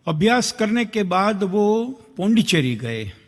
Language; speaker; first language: Hindi; non-native, local second language; Gujarati